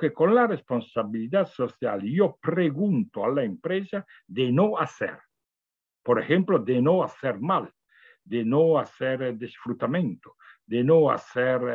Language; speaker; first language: Spanish; non-native, fluent; Italian